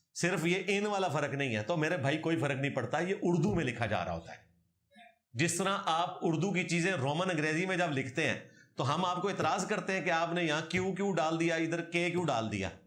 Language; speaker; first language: Urdu; non-native, local second language; Punjabi